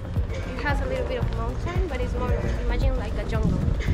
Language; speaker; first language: English; non-native, fluent; Spanish